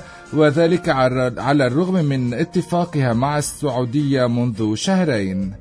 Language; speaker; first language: Arabic; native; Arabic